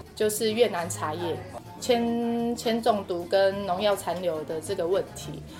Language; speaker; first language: Chinese; non-native, local second language; Amis